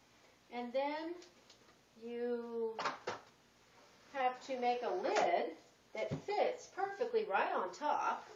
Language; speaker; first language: English; native; English